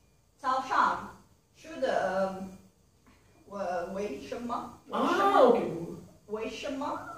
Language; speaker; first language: Chinese; non-native, learner; Portuguese